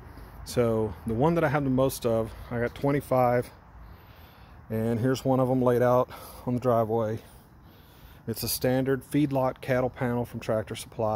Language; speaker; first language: English; native; English